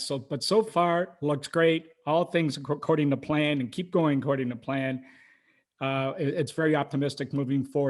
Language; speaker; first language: English; native; English